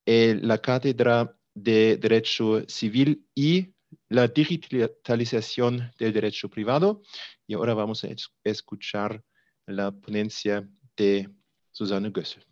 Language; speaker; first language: Spanish; non-native, fluent; German